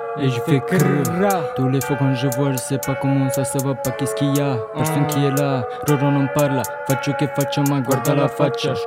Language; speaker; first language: French; non-native, learner; Romanian